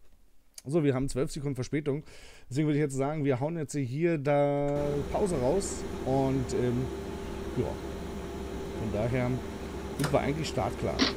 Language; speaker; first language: German; native; German